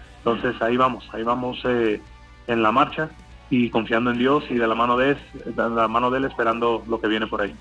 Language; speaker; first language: Spanish; early bilingual, heritage; English